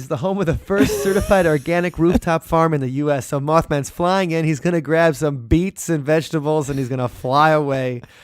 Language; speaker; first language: English; native; English